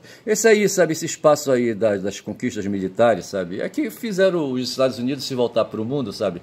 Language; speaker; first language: Portuguese; native; Portuguese